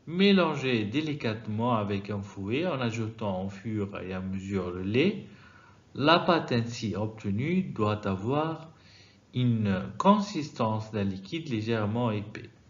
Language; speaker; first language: French; non-native, fluent; Arabic